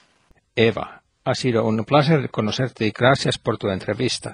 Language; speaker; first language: Spanish; non-native, fluent; Finnish